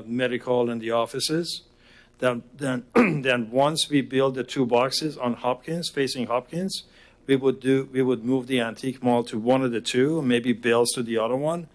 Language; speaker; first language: English; non-native, fluent; Persian